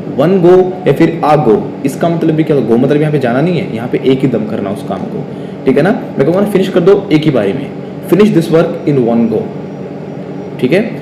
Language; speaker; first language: Hindi; native; Hindi